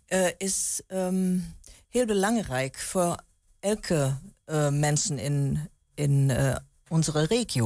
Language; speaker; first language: Dutch; non-native, learner; German